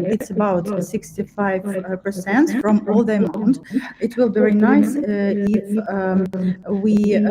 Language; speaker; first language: English; non-native, fluent; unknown